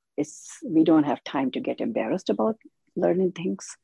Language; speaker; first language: English; non-native, local second language; Hindi